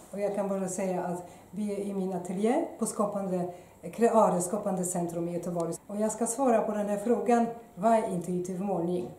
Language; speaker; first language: Swedish; non-native, fluent; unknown